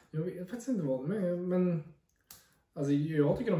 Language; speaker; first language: Swedish; native; Swedish